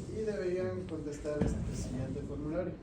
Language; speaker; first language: Spanish; native; Spanish